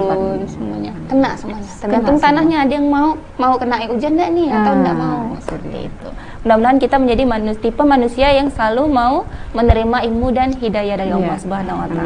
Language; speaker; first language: Indonesian; native; Indonesian